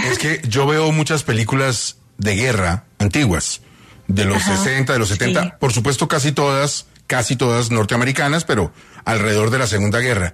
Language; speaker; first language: Spanish; native; Spanish